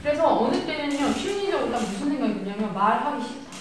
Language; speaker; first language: Korean; native; Korean